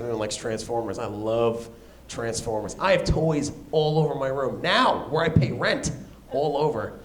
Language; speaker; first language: English; native; English